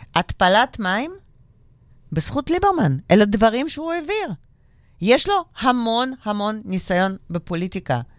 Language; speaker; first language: Hebrew; non-native, fluent; Russian